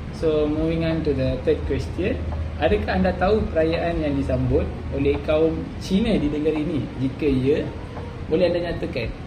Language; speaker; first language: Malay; non-native, local second language; Tamil